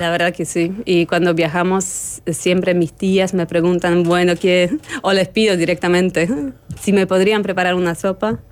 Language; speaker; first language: Spanish; non-native, fluent; Polish